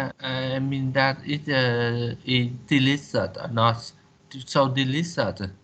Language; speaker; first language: English; non-native, learner; Vietnamese